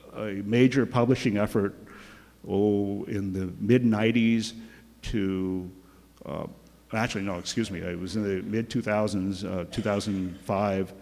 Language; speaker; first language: English; native; English